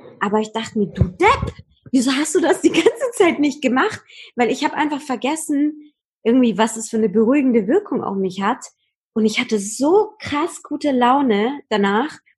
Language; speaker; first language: German; early bilingual, other home language; Persian